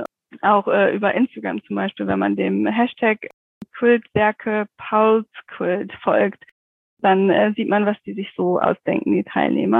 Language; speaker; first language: German; native; German